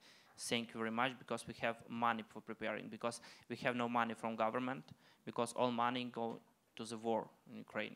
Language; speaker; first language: English; non-native, learner; Ukrainian